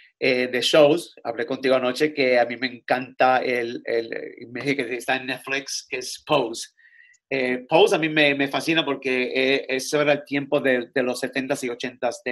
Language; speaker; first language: Spanish; early bilingual, other home language; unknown